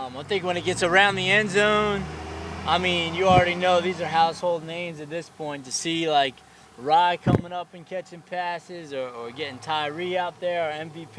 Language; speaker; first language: English; native; English